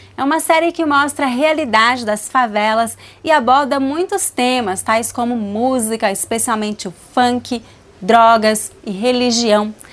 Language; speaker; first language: Portuguese; native; Portuguese